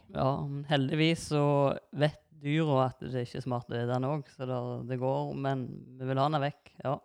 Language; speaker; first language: Norwegian; native; Norwegian